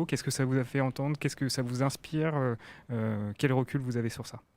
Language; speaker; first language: French; native; French